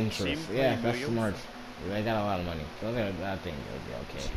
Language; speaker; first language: English; native; English